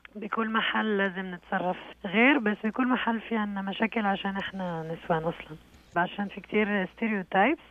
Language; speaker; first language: Arabic; early bilingual, heritage; Arabic